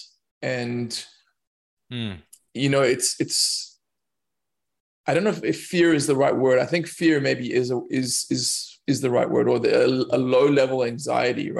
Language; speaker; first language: English; native; English